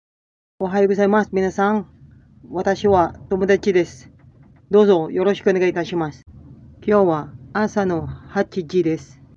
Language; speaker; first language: Japanese; non-native, learner; Filipino